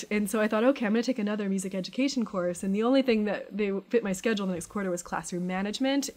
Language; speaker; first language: English; native; English